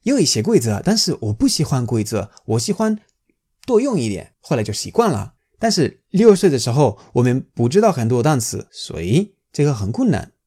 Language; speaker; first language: Chinese; non-native, fluent; Spanish